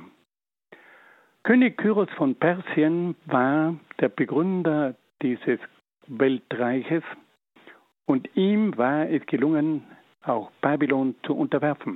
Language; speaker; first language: German; native; German